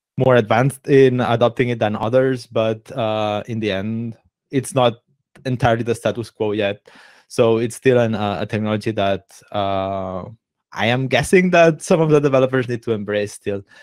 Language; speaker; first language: English; non-native, fluent; Catalan